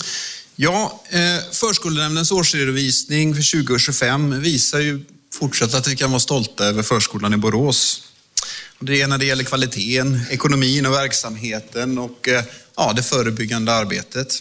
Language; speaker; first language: Swedish; native; Swedish